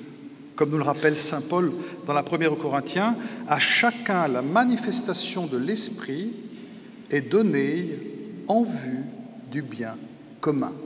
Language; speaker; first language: French; native; French